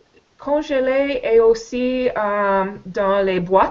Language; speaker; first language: French; non-native, learner; English